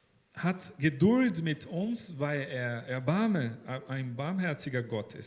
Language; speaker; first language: German; non-native, fluent; Portuguese